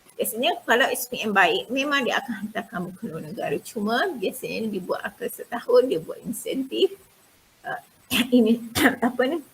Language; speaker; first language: Malay; native; Malay